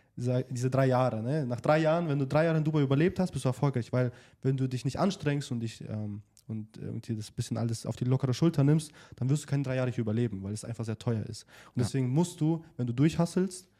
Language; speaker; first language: German; native; German